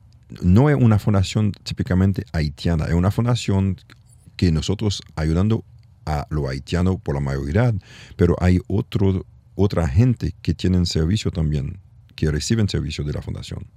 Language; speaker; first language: Spanish; non-native, learner; French